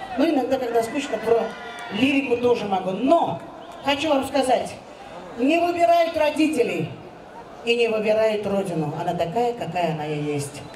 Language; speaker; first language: Russian; non-native, local second language; Uzbek